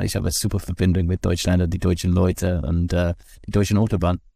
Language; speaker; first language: German; non-native, learner; English